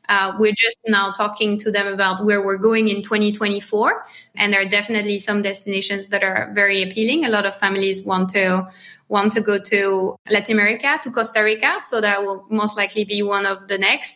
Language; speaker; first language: English; non-native, fluent; French